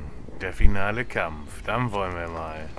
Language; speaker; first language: German; native; German